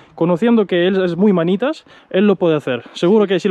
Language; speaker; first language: Spanish; native; Spanish